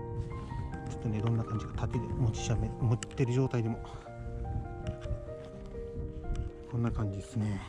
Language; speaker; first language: Japanese; native; Japanese